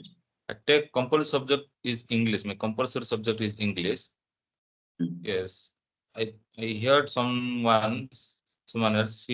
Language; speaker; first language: English; non-native, learner; Odia